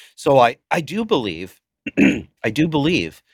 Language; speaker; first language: English; native; English